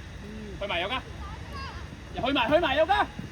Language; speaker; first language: Cantonese; native; Cantonese